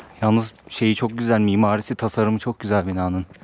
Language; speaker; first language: Turkish; native; Turkish